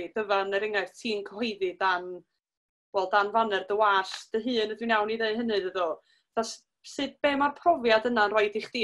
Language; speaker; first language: Welsh; native; Welsh